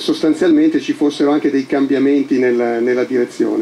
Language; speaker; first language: Italian; native; Italian